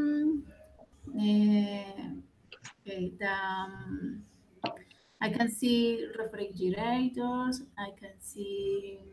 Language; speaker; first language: English; non-native, learner; Spanish